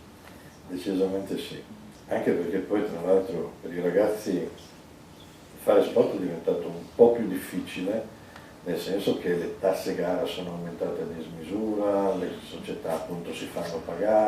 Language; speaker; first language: Italian; native; Italian